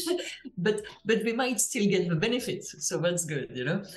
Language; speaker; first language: English; non-native, fluent; French